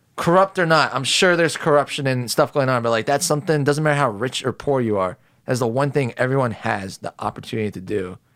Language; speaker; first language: English; native; English